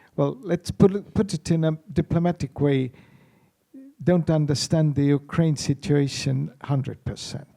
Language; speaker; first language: English; non-native, fluent; Estonian